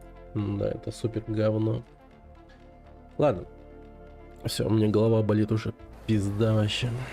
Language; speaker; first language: Russian; native; Russian